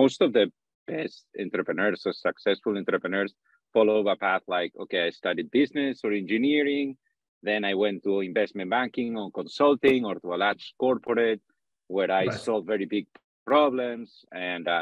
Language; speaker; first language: English; non-native, fluent; Spanish